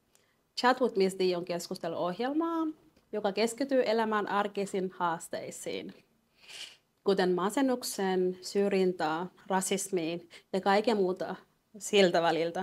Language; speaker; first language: Finnish; non-native, fluent; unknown